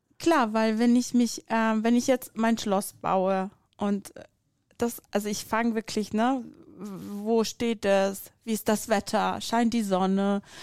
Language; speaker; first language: German; non-native, fluent; Persian